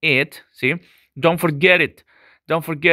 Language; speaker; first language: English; non-native, fluent; Spanish